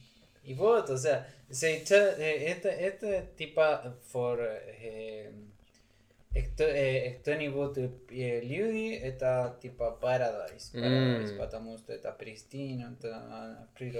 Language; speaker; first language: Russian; non-native, learner; Spanish